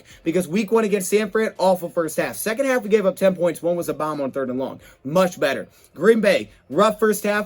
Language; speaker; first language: English; native; English